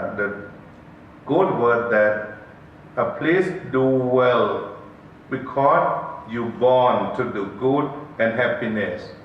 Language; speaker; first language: English; non-native, learner; Thai